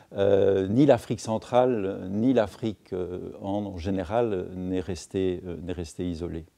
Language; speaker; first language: French; native; French